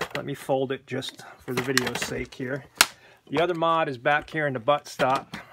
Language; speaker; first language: English; native; English